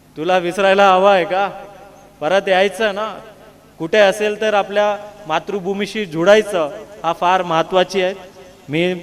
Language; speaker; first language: Marathi; non-native, local second language; Kannada